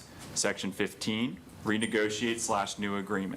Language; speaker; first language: English; native; English